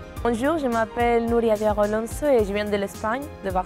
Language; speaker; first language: French; non-native, fluent; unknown